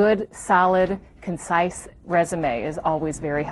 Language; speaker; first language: English; native; English